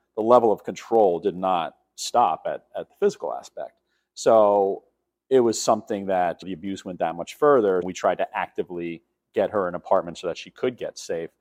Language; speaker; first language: English; native; English